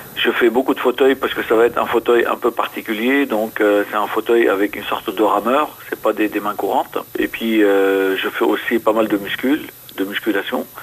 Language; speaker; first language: French; non-native, local second language; Arabic